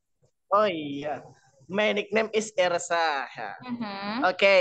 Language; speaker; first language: English; non-native, learner; Indonesian